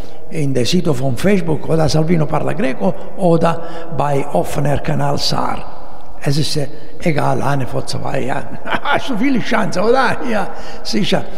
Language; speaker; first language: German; non-native, learner; Italian